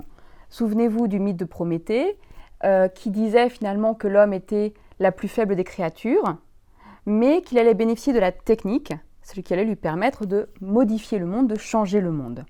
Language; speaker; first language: French; native; French